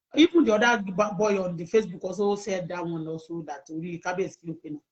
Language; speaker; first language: English; non-native, local second language; Yoruba